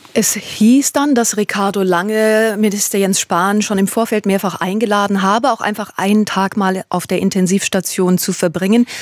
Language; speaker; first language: German; native; German